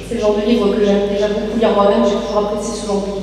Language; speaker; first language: French; native; French